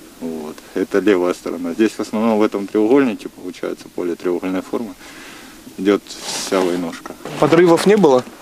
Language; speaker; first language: Russian; native; Russian